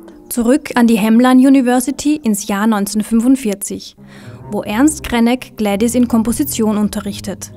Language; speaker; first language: German; native; German